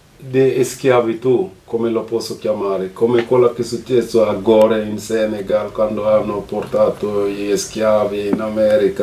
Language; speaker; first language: Italian; non-native, fluent; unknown